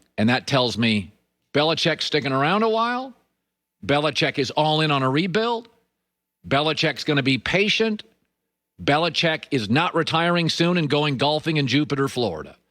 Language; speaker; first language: English; native; English